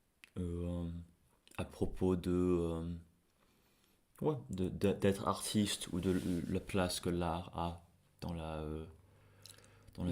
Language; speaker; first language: French; non-native, fluent; English